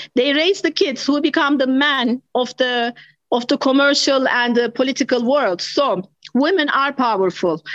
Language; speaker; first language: English; non-native, fluent; Turkish